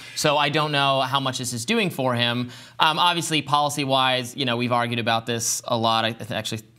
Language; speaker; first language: English; native; English